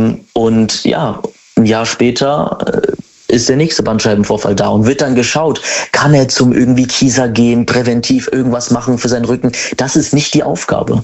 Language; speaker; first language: German; native; German